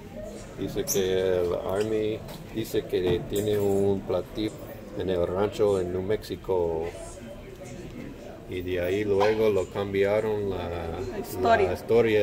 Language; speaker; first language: Spanish; non-native, learner; English